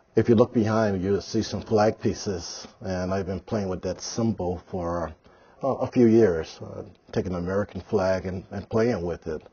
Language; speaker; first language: English; native; English